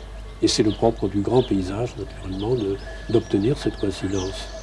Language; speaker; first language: French; native; French